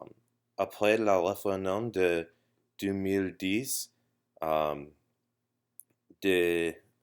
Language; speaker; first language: French; non-native, learner; English